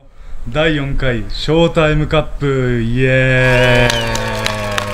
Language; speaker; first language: Japanese; native; Japanese